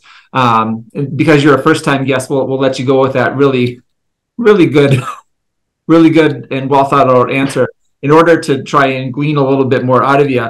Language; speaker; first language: English; native; English